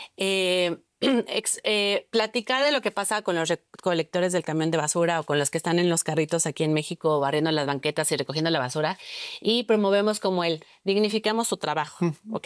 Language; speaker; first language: Spanish; native; Spanish